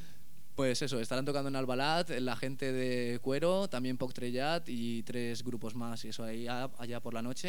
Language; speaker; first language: Spanish; native; Spanish